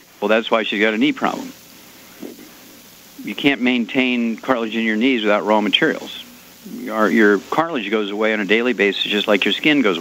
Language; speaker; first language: English; native; English